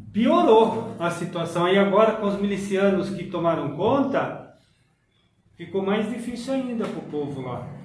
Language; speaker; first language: Portuguese; native; Portuguese